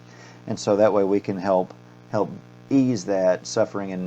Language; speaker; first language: English; native; English